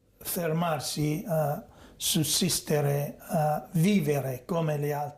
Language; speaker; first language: Italian; non-native, fluent; Arabic